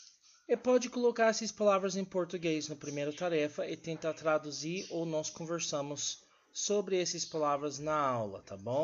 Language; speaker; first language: Portuguese; non-native, learner; English